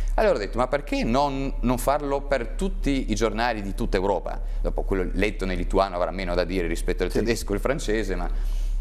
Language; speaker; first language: Italian; native; Italian